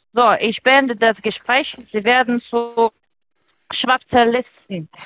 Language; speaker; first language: German; non-native, fluent; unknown